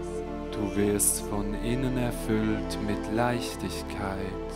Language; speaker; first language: German; native; German